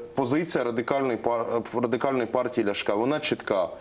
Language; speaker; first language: Ukrainian; native; Ukrainian